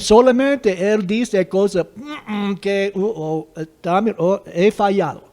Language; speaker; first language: Spanish; non-native, fluent; English